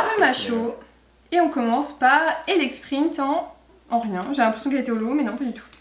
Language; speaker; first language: French; native; French